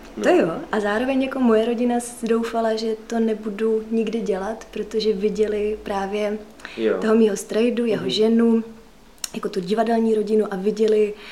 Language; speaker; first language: Czech; early bilingual, other home language; Russian